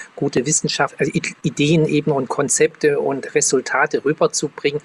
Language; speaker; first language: German; native; German